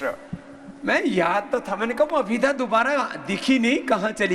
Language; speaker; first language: Hindi; native; Hindi